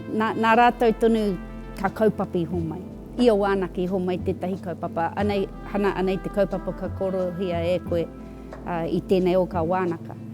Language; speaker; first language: Māori; non-native, local second language; English